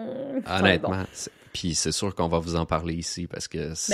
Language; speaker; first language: French; native; French